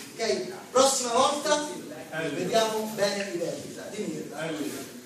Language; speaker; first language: Italian; native; Italian